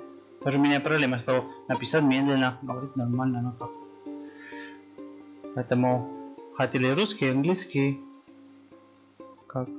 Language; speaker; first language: Russian; non-native, learner; Spanish